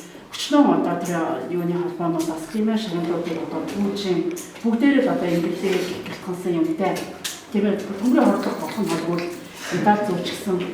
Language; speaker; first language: Mongolian; native; Mongolian